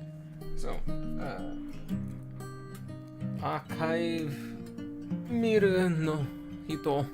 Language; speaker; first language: Japanese; non-native, learner; English